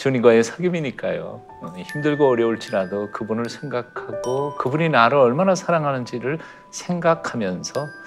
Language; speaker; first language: Korean; native; Korean